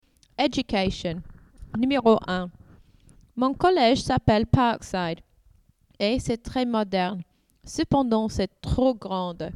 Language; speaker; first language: French; non-native, learner; English